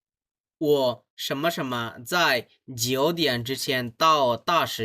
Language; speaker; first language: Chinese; non-native, fluent; Bangla